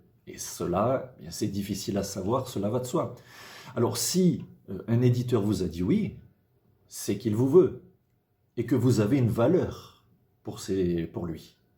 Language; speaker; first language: French; native; French